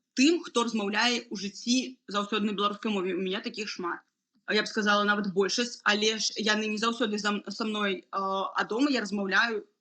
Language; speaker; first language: Belarusian; non-native, local second language; Russian